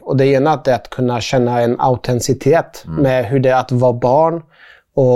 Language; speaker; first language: Swedish; early bilingual, other home language; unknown